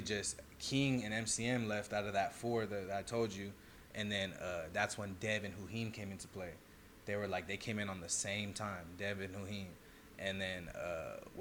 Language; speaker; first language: English; native; English